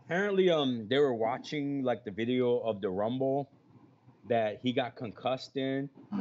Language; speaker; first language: English; native; English